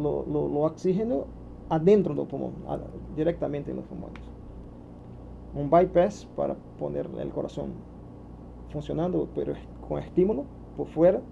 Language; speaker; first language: Spanish; non-native, learner; Portuguese